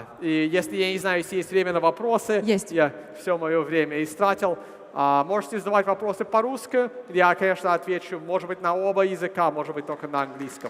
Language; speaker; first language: Russian; early bilingual, heritage; Russian